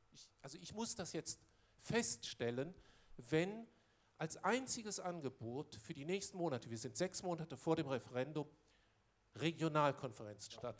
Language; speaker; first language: German; non-native, local second language; Luxembourgish